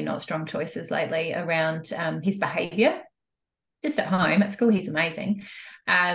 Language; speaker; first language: English; native; English